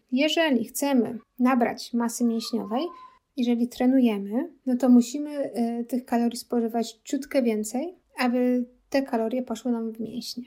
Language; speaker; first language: Polish; native; Polish